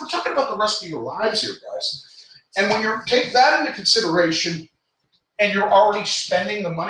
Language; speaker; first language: English; native; English